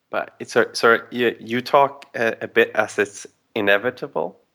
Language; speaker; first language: English; non-native, fluent; Swedish